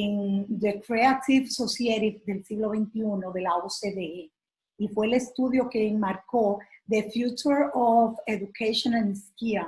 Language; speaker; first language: Spanish; native; Spanish